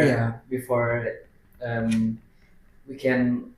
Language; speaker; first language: English; non-native, learner; Indonesian